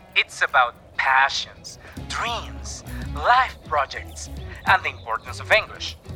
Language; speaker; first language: English; non-native, fluent; Spanish